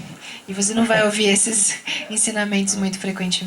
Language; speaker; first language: Portuguese; native; Portuguese